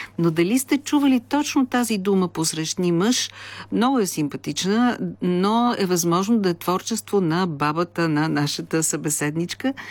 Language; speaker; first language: Bulgarian; native; Bulgarian